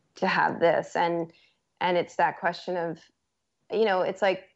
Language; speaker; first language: English; native; English